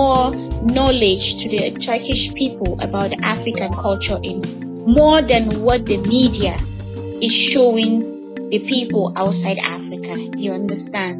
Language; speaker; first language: English; non-native, local second language; Hausa